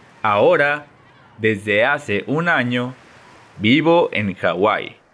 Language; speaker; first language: Spanish; early bilingual, heritage; Spanish